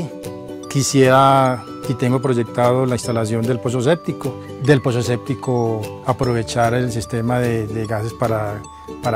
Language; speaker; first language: Spanish; native; Spanish